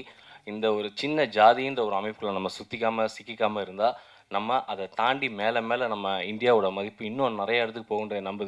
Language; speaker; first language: Tamil; native; Tamil